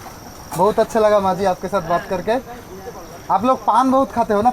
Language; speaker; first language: Hindi; non-native, local second language; Bangla